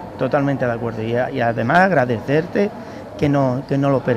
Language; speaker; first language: Spanish; native; Spanish